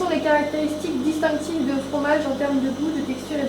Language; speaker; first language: French; native; French